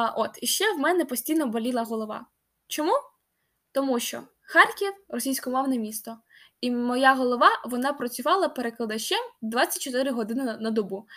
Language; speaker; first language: Ukrainian; non-native, local second language; Russian